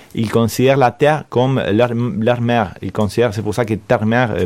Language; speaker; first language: French; non-native, fluent; Spanish